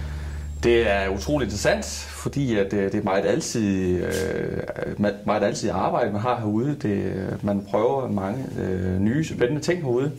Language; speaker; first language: Danish; native; Danish